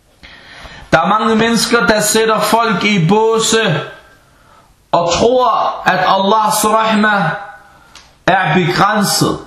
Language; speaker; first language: Danish; early bilingual, other home language; Arabic